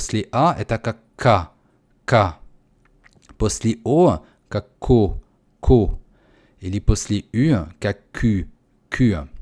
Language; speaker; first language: Russian; non-native, learner; French